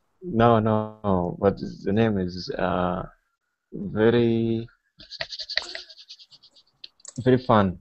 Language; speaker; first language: English; non-native, learner; Arabic